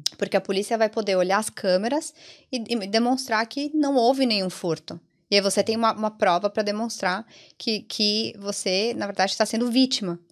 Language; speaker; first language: Portuguese; early bilingual, other home language; Italian